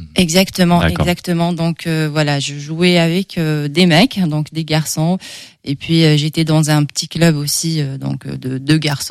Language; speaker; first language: French; non-native, local second language; Arabic